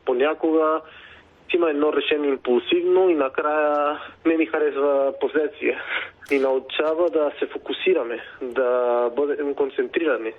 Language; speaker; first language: Bulgarian; non-native, fluent; Spanish